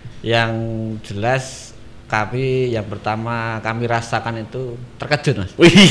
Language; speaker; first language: Indonesian; non-native, local second language; Javanese